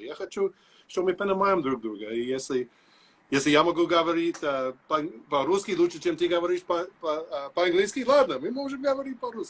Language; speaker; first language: Russian; non-native, learner; English